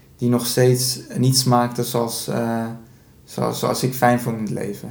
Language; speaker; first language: Dutch; early bilingual, other home language; Persian